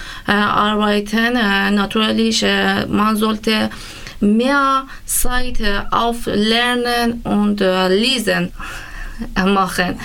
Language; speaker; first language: German; non-native, learner; Persian